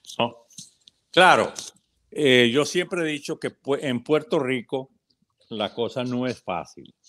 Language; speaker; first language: Spanish; native; Spanish